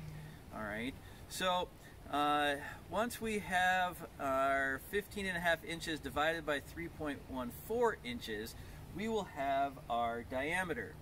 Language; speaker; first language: English; native; English